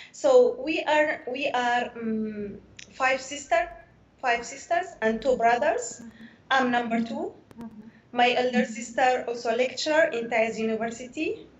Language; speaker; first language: English; non-native, learner; Arabic